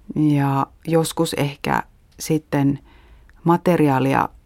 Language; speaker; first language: Finnish; native; Finnish